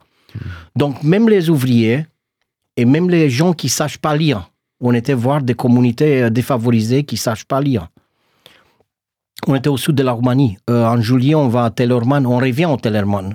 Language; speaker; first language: French; non-native, fluent; Romanian